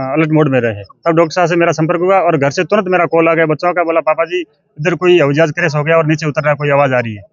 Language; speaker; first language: Hindi; native; Hindi